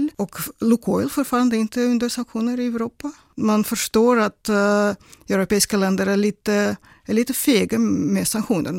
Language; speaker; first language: Swedish; non-native, fluent; Russian